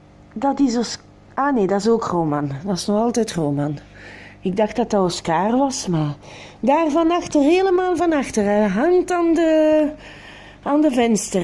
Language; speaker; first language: Dutch; non-native, local second language; French